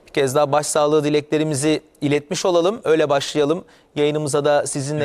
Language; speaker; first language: Turkish; native; Turkish